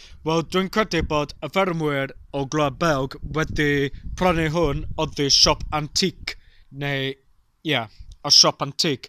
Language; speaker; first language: Welsh; non-native, local second language; English